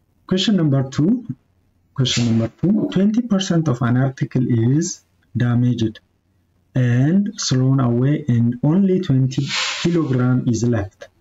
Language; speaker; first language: English; non-native, local second language; Amharic